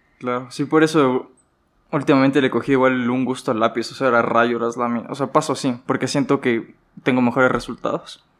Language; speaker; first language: Spanish; native; Spanish